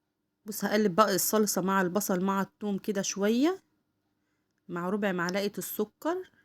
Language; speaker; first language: Arabic; native; Arabic